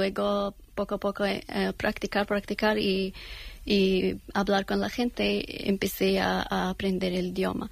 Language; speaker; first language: Spanish; non-native, learner; Persian